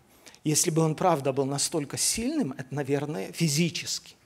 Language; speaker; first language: Russian; native; Russian